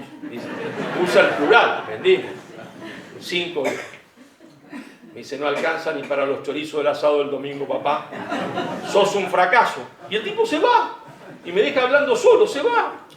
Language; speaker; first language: Spanish; native; Spanish